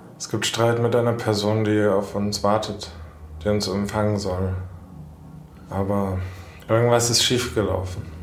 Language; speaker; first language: German; native; German